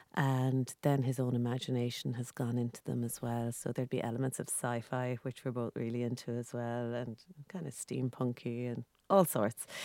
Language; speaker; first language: English; non-native, local second language; Irish